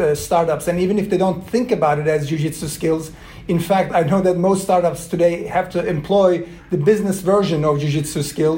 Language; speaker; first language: English; non-native, fluent; Swedish